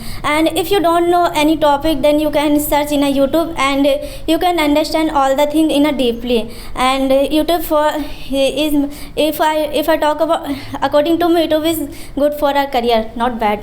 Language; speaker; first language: English; non-native, learner; Hindi